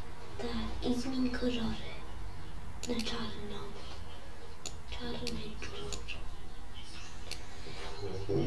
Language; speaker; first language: Polish; early bilingual, heritage; Polish